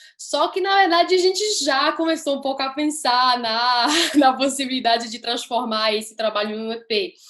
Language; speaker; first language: Portuguese; early bilingual, heritage; Portuguese